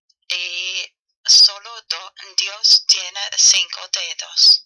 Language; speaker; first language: Spanish; non-native, fluent; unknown